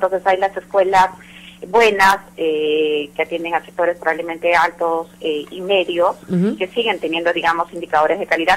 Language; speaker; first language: Spanish; native; Spanish